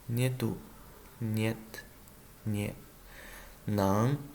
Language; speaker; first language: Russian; non-native, learner; Chinese